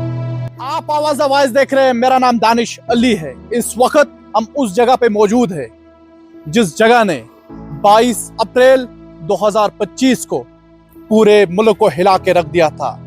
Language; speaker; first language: Hindi; native; Hindi